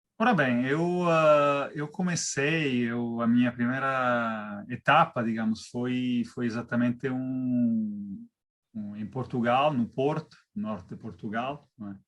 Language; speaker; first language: Portuguese; non-native, fluent; Italian